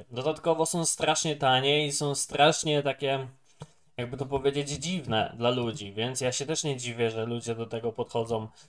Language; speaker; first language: Polish; native; Polish